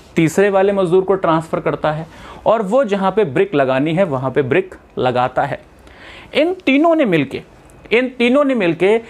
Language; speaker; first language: Hindi; native; Hindi